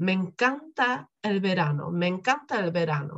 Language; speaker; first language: Spanish; non-native, fluent; Dutch